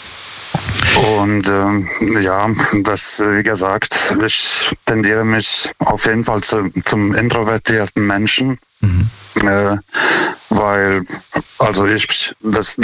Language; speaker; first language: German; native; German